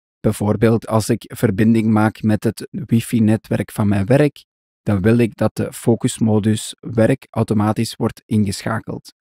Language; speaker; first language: Dutch; native; Dutch